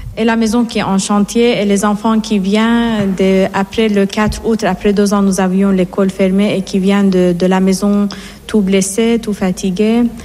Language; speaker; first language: French; non-native, fluent; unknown